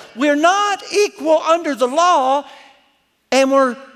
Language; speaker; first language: English; native; English